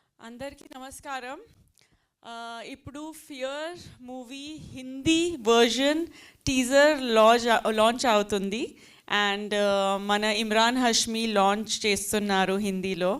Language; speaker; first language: Telugu; non-native, fluent; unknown